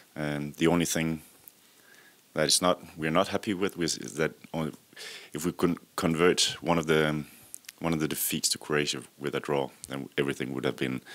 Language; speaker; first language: English; non-native, fluent; Danish